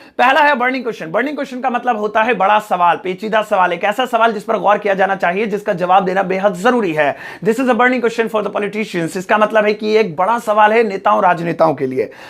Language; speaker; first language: Hindi; native; Hindi